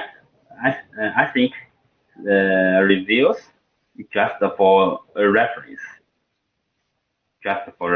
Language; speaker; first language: English; non-native, learner; Chinese